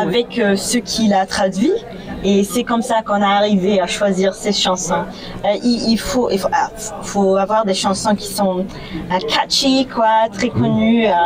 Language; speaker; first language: French; non-native, fluent; English